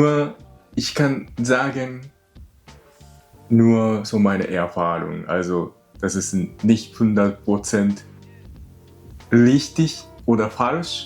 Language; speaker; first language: German; non-native, learner; Japanese